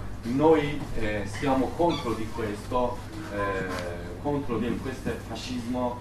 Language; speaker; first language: Italian; non-native, learner; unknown